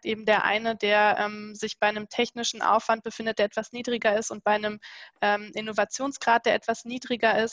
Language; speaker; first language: German; native; German